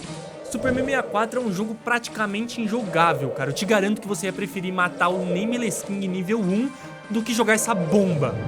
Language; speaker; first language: Portuguese; native; Portuguese